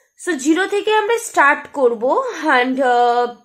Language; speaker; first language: English; non-native, local second language; Bangla